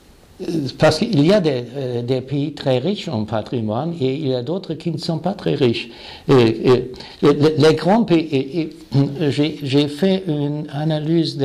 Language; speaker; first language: French; non-native, fluent; German